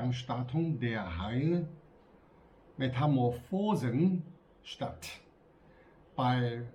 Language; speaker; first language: German; non-native, learner; Chinese